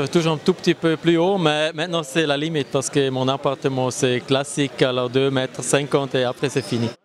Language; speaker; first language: French; non-native, local second language; German